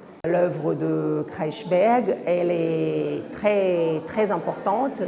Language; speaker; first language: French; non-native, fluent; Portuguese